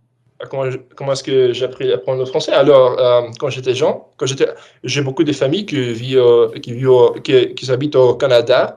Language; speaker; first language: French; non-native, learner; English